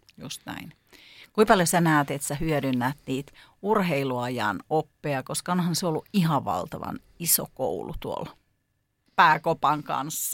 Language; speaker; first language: Finnish; native; Finnish